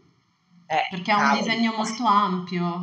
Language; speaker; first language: Italian; native; Italian